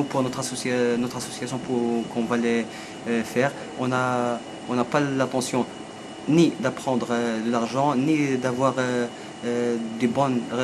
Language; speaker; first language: French; non-native, learner; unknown